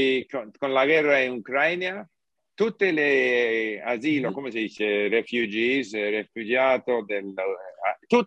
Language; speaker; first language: Italian; non-native, learner; English